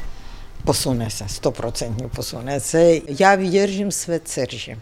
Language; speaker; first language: Czech; non-native, fluent; Ukrainian